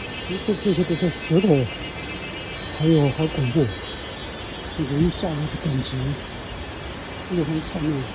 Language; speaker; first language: Chinese; non-native, fluent; Tibetan